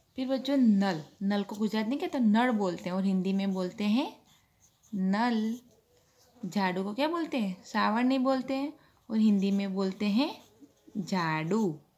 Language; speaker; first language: Hindi; non-native, local second language; Gujarati